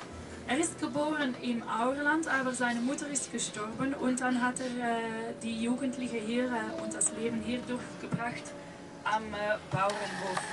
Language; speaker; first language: German; non-native, fluent; Norwegian